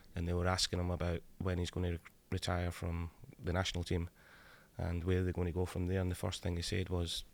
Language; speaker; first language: English; native; English